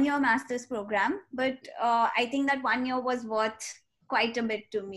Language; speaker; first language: English; non-native, local second language; Hindi